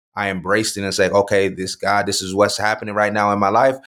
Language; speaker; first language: English; native; English